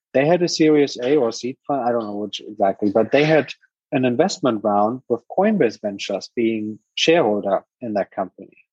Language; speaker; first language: English; non-native, fluent; German